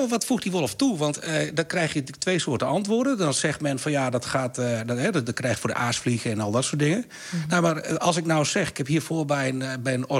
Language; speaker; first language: Dutch; native; Dutch